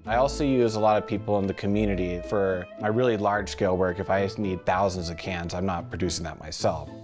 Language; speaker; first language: English; native; English